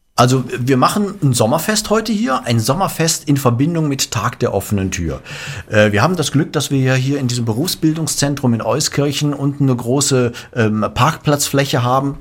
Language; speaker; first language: German; native; German